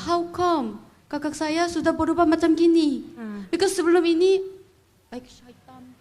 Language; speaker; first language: Indonesian; non-native, fluent; Korean